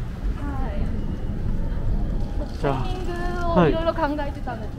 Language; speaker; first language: Japanese; non-native, fluent; Chinese